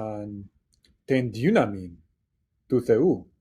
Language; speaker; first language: Greek; non-native, learner; English